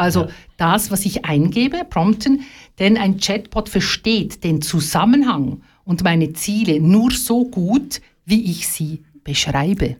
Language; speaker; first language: German; native; German